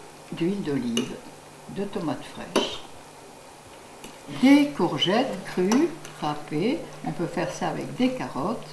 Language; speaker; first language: French; native; French